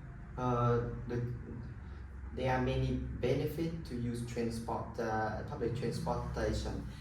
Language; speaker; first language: English; non-native, learner; Vietnamese